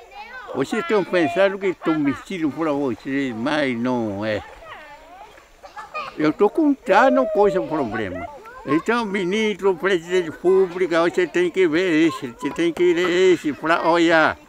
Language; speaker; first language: Portuguese; non-native, local second language; Kayapó